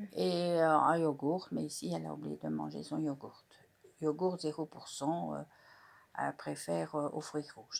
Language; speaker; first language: French; native; French